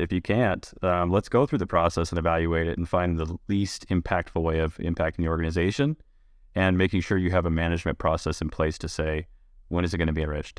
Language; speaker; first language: English; native; English